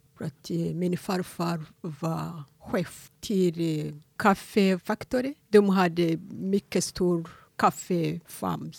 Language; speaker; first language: Swedish; non-native, fluent; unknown